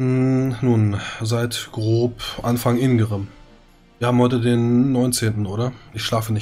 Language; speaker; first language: German; native; German